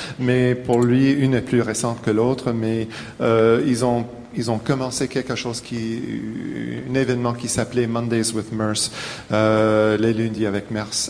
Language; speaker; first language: French; native; French